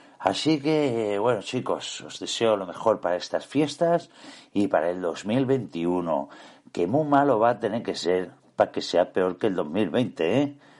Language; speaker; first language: Spanish; native; Spanish